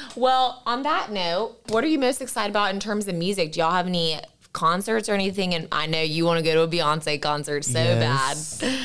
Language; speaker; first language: English; native; English